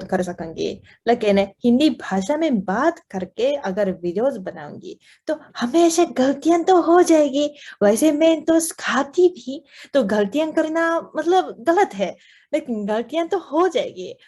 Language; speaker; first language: Hindi; non-native, fluent; Japanese